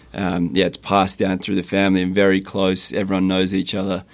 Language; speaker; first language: English; native; English